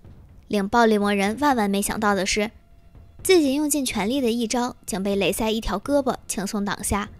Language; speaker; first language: Chinese; native; Chinese